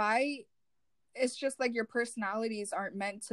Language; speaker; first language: English; non-native, fluent; Korean